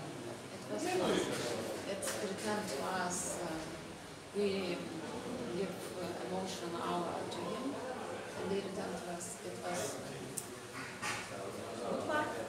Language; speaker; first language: English; non-native, learner; Lithuanian